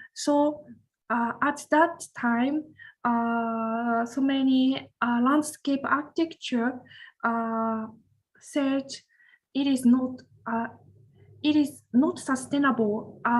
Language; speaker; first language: English; non-native, learner; Japanese